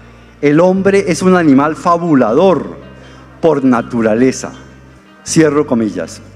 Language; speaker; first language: Spanish; native; Spanish